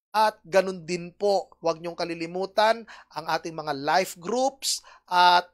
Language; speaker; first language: Filipino; native; Filipino